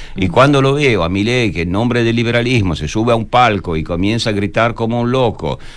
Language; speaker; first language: Spanish; non-native, fluent; Italian